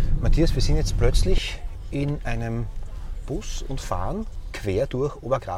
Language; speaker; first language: German; native; German